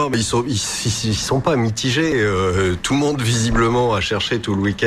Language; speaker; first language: French; native; French